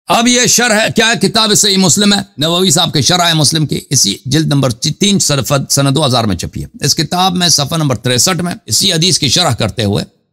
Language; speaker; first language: Urdu; non-native, fluent; Persian